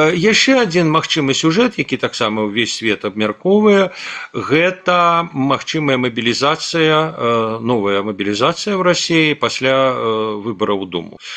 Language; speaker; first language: Belarusian; non-native, local second language; Russian